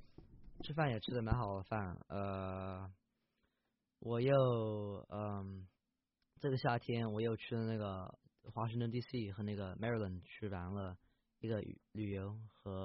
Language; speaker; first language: Chinese; early bilingual, heritage; Chinese